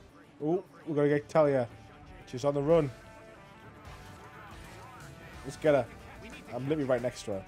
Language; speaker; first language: English; native; English